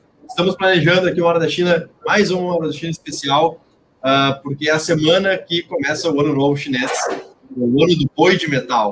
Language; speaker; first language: Portuguese; native; Portuguese